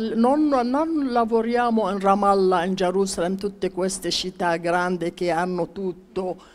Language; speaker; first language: Italian; non-native, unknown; Arabic